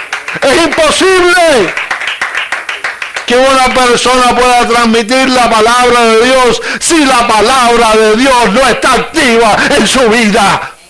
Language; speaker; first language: Spanish; native; Spanish